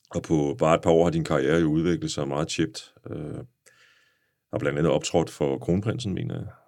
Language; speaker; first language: Danish; native; Danish